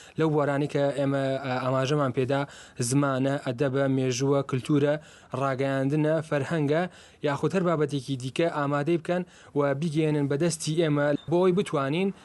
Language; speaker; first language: Central Kurdish; non-native, local second language; Gurani